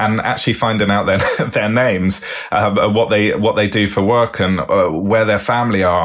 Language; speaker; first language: English; native; English